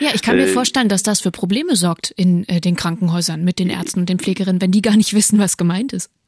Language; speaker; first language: German; native; German